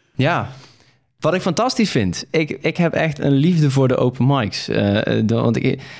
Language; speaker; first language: Dutch; native; Dutch